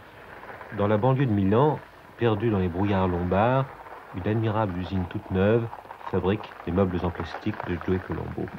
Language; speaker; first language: French; native; French